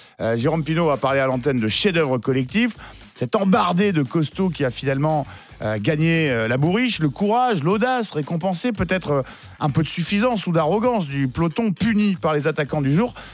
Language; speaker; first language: French; native; French